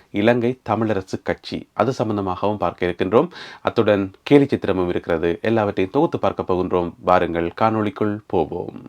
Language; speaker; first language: Tamil; native; Tamil